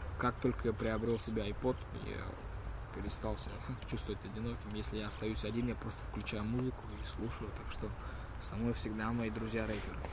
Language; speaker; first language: Russian; early bilingual, heritage; Russian